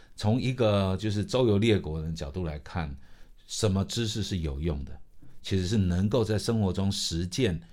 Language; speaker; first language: Chinese; native; Chinese